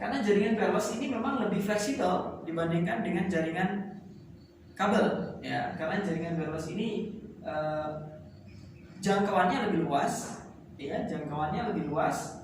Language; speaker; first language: Indonesian; native; Indonesian